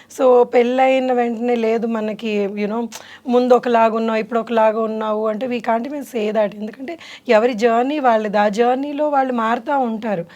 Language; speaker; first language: Telugu; native; Telugu